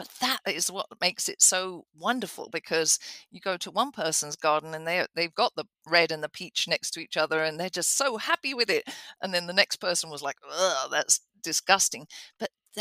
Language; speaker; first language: English; native; English